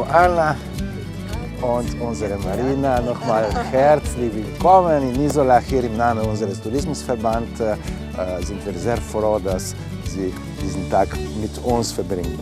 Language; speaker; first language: German; non-native, learner; Slovenian